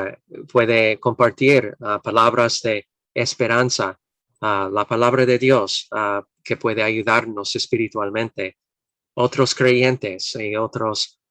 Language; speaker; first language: Spanish; non-native, fluent; English